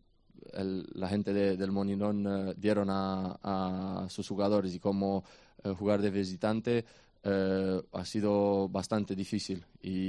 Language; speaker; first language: Spanish; non-native, fluent; Romanian